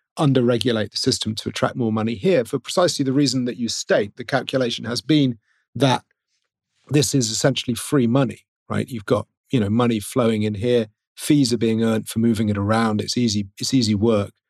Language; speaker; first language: English; native; English